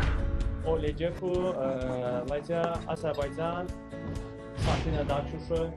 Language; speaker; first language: Chinese; non-native, learner; Azerbaijani